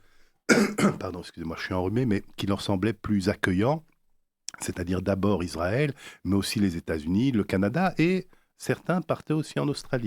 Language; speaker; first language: French; native; French